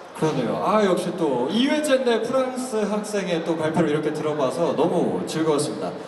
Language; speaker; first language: Korean; native; Korean